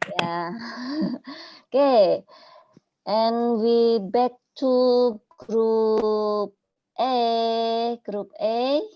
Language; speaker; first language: English; non-native, learner; Indonesian